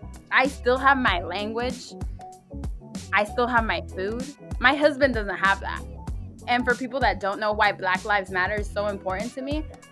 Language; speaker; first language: English; early bilingual, other home language; Spanish